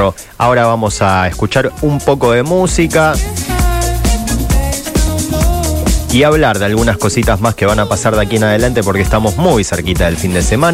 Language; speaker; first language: Spanish; native; Spanish